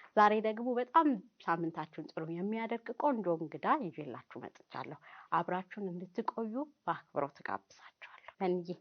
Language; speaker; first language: Amharic; native; Amharic